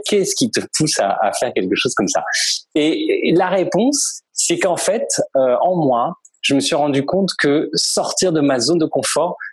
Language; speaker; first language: French; native; French